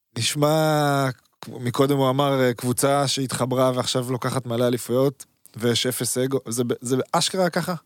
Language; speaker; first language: Hebrew; native; Hebrew